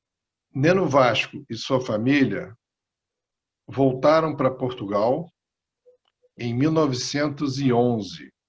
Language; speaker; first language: Portuguese; non-native, fluent; Spanish